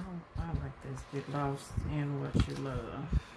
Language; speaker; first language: English; native; English